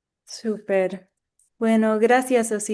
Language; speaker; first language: Spanish; non-native, fluent; English